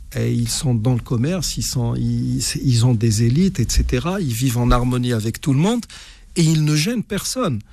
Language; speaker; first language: French; non-native, local second language; Arabic